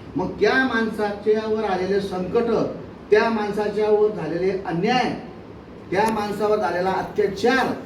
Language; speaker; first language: Marathi; native; Marathi